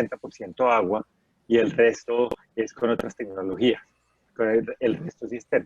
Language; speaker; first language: Spanish; native; Spanish